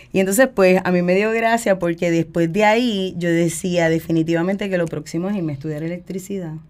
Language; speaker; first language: Spanish; native; Spanish